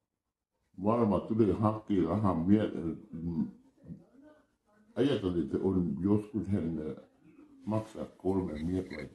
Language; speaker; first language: Finnish; non-native, learner; Thai